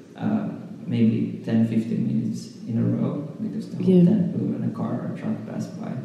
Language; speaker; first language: English; non-native, fluent; Finnish